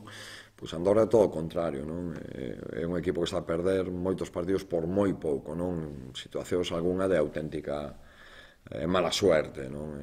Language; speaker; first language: Galician; native; Galician